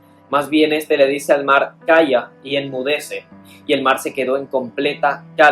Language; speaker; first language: Spanish; native; Spanish